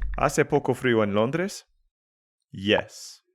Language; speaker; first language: Spanish; non-native, learner; English